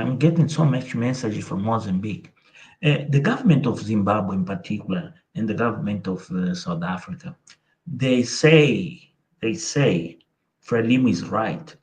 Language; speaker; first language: English; non-native, local second language; Portuguese